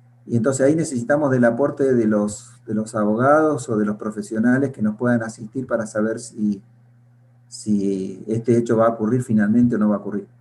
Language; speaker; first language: Spanish; native; Spanish